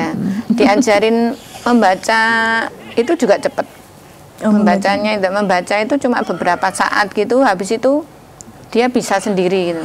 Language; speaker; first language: Indonesian; native; Indonesian